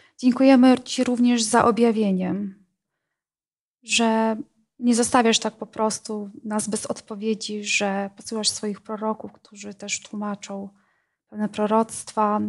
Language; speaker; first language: Polish; non-native, fluent; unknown